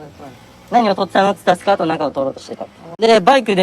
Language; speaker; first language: Japanese; native; Japanese